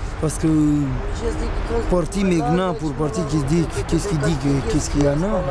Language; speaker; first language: French; non-native, learner; Romanian